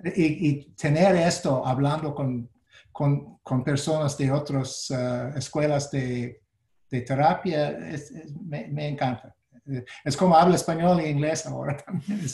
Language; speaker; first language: Spanish; non-native, fluent; English